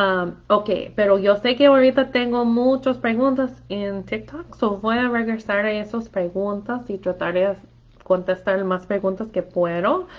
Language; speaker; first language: Spanish; non-native, fluent; English